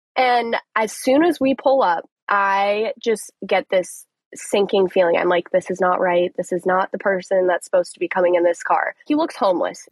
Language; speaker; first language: English; native; English